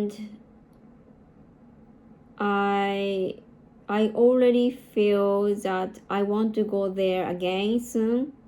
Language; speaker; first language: English; non-native, learner; Japanese